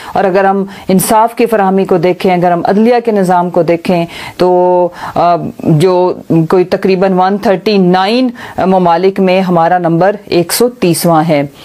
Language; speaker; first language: Urdu; non-native, local second language; Punjabi